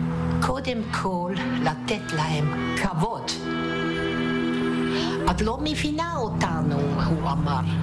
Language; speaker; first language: Hebrew; non-native, fluent; Dutch